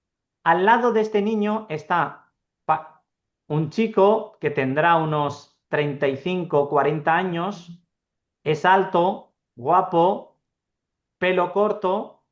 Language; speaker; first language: Spanish; non-native, fluent; Urdu